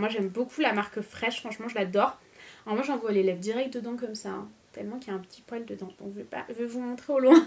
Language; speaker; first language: French; native; French